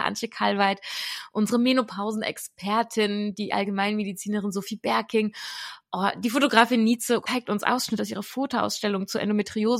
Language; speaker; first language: German; native; German